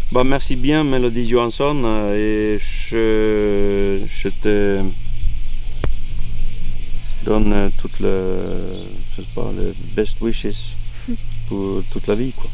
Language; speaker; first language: French; non-native, fluent; Swedish